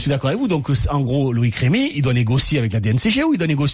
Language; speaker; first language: French; native; French